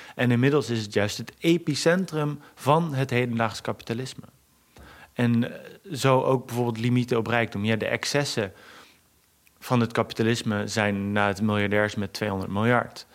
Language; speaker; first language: Dutch; native; Dutch